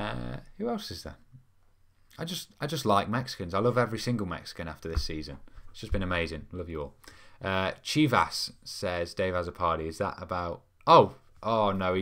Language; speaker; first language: English; native; English